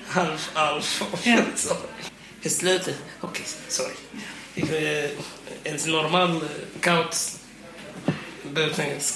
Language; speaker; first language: Dutch; non-native, learner; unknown